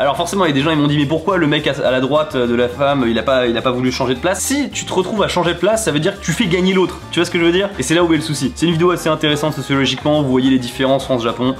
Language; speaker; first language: French; native; French